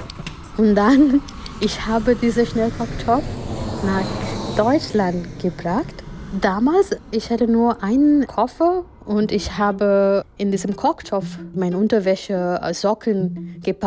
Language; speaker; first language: German; non-native, learner; Gujarati